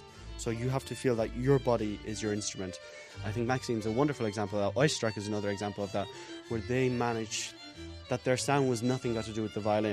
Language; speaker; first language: English; native; English